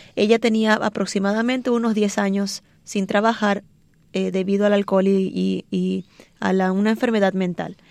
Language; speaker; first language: Spanish; native; Spanish